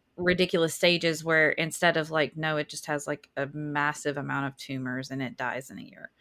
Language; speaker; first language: English; native; English